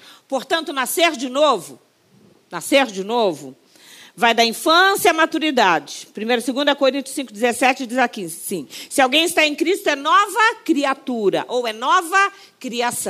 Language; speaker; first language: Portuguese; native; Portuguese